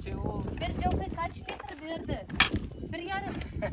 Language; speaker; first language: Turkish; non-native, learner; Russian